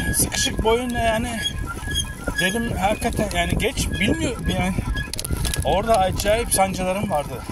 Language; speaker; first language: Turkish; early bilingual, heritage; Turkish